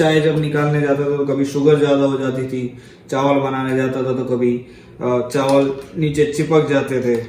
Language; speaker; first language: Hindi; native; Hindi